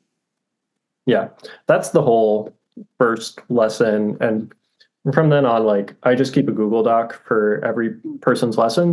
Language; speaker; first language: English; native; English